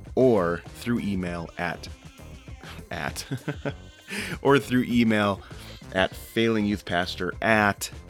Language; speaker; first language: English; native; English